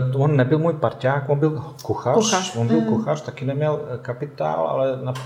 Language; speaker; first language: Czech; non-native, fluent; Bosnian